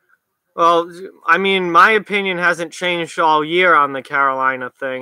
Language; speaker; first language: English; native; English